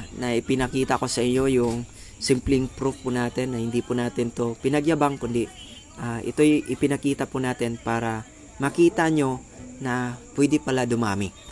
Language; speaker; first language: Filipino; non-native, local second language; Cebuano